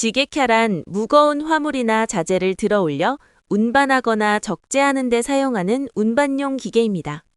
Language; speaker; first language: Korean; non-native, learner; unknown